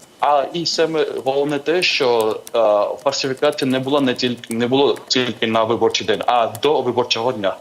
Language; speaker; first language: Ukrainian; non-native, fluent; Georgian